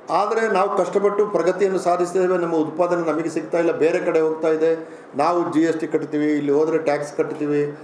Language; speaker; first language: Kannada; native; Kannada